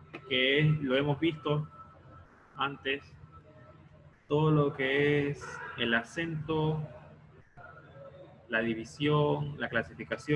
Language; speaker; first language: Spanish; native; Spanish